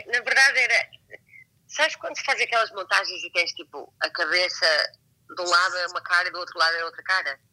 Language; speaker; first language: Portuguese; native; Portuguese